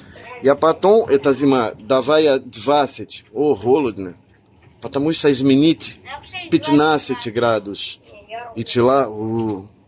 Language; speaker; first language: Russian; non-native, learner; Portuguese